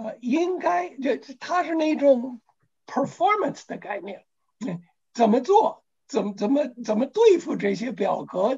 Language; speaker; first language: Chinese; non-native, fluent; English